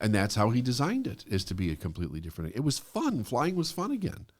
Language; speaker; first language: English; native; English